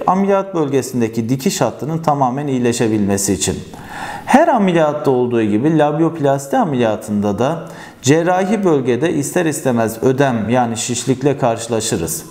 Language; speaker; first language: Turkish; native; Turkish